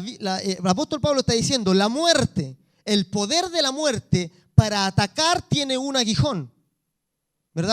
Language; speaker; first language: Spanish; native; Spanish